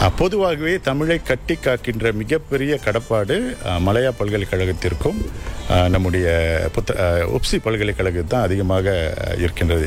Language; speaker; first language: Tamil; native; Tamil